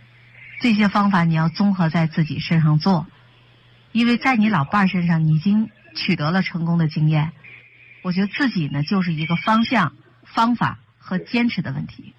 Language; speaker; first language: Chinese; native; Chinese